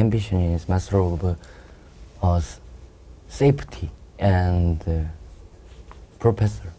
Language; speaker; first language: English; non-native, learner; Korean